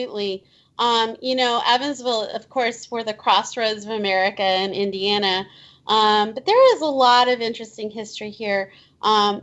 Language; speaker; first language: English; native; English